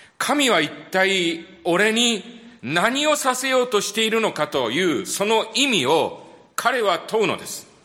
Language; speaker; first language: Japanese; native; Japanese